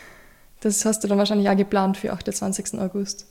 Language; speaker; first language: German; native; German